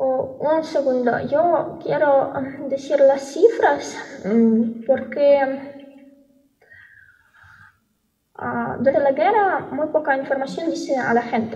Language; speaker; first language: Spanish; non-native, fluent; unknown